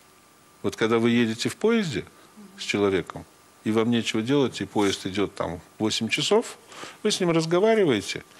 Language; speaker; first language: Russian; native; Russian